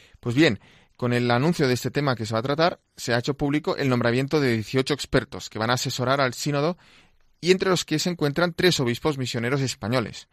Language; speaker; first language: Spanish; non-native, local second language; Catalan